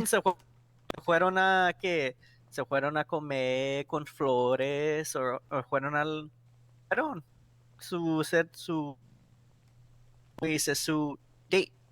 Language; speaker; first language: Spanish; non-native, learner; English